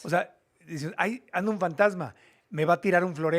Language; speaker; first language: Spanish; native; Spanish